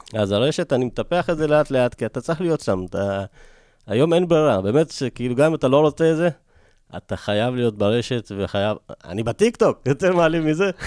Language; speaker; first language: Hebrew; early bilingual, other home language; Amharic